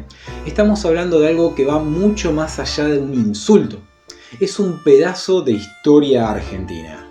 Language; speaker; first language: Spanish; native; Spanish